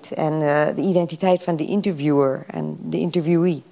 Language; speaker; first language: Dutch; non-native, fluent; English